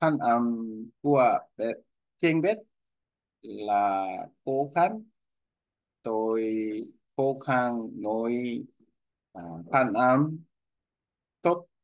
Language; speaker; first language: Vietnamese; non-native, learner; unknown